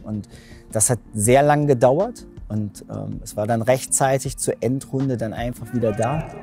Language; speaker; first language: German; native; German